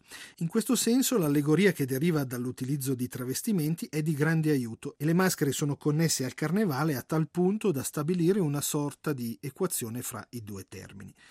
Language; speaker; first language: Italian; native; Italian